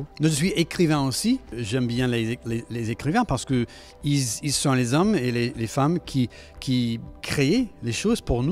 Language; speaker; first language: French; non-native, fluent; English